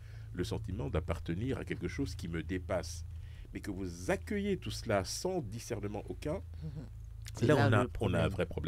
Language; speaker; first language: French; native; French